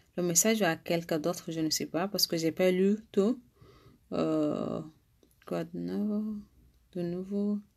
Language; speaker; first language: French; non-native, learner; Arabic